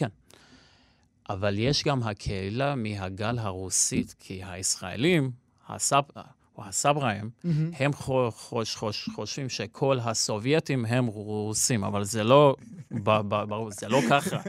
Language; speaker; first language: Hebrew; non-native, local second language; Armenian